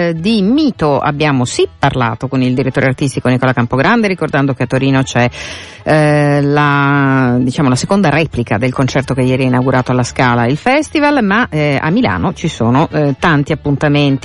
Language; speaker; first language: Italian; native; Italian